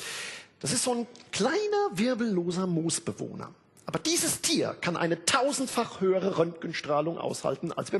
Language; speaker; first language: German; native; German